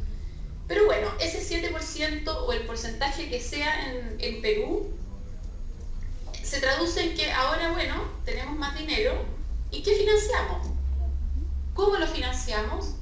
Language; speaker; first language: Spanish; native; Spanish